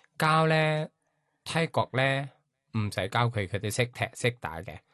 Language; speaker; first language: Cantonese; non-native, learner; Thai